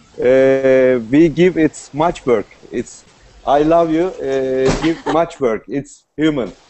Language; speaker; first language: English; non-native, learner; Turkish